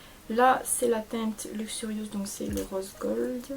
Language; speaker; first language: French; native; French